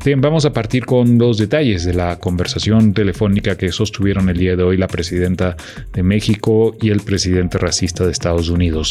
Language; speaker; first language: Spanish; native; Spanish